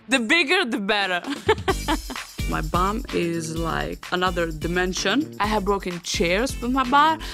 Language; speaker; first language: English; early bilingual, other home language; Serbian